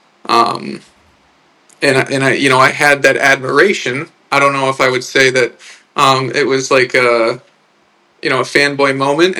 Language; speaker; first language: English; native; English